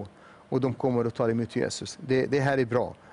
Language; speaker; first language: Swedish; non-native, fluent; Arabic